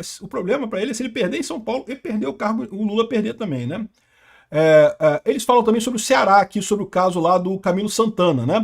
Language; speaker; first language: Portuguese; native; Portuguese